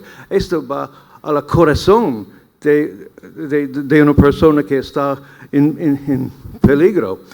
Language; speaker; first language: Spanish; non-native, learner; English